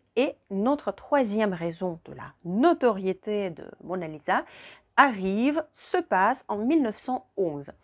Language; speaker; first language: French; non-native, fluent; Russian